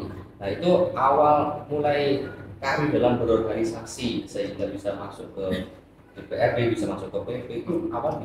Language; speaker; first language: Indonesian; native; Indonesian